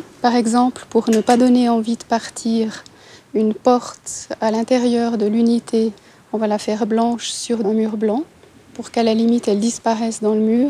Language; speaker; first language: French; native; French